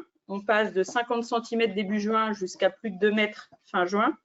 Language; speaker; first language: French; native; French